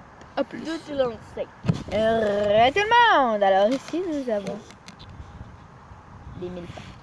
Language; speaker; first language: French; native; French